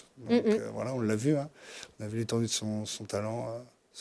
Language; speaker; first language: French; native; French